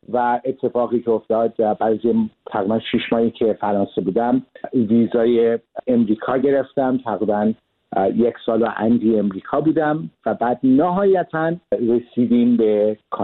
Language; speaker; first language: Persian; early bilingual, heritage; Persian